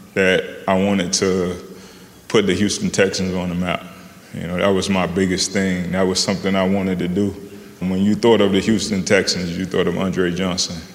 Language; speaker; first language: English; native; English